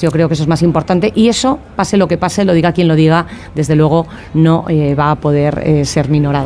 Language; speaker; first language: Spanish; native; Spanish